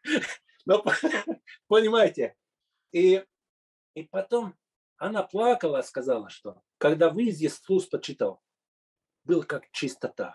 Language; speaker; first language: Russian; non-native, fluent; Finnish